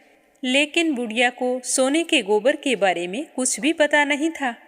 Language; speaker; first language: Hindi; native; Hindi